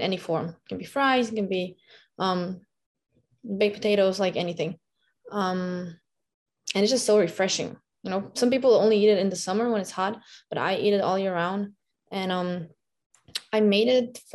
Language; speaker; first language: English; non-native, fluent; Lithuanian